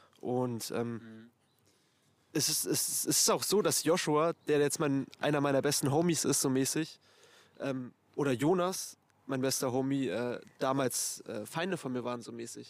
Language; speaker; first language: German; early bilingual, other home language; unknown